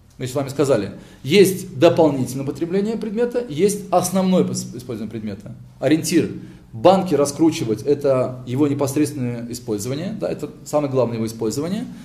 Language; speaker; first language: Russian; early bilingual, heritage; Hebrew